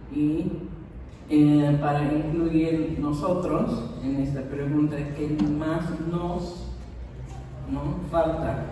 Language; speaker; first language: Spanish; non-native, fluent; English